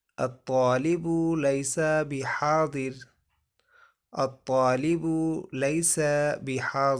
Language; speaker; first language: Arabic; non-native, fluent; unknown